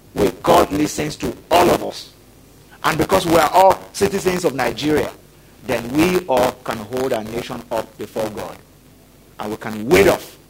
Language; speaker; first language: English; non-native, local second language; Yoruba